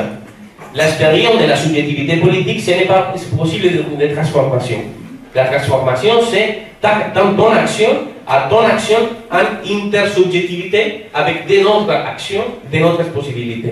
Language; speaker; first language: French; non-native, fluent; Spanish